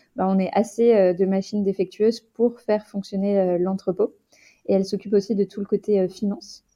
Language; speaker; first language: French; native; French